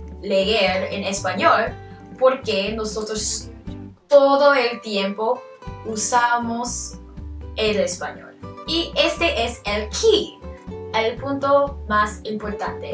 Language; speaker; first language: Spanish; non-native, learner; English